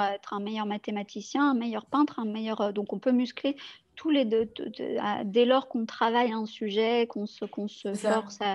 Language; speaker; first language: French; native; French